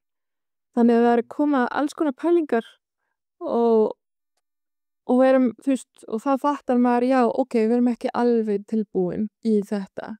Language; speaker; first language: Icelandic; non-native, fluent; Arabic